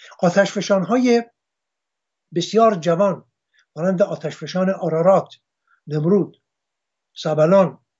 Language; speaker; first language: Persian; non-native, local second language; Armenian